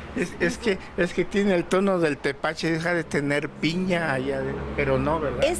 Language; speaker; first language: Spanish; native; Spanish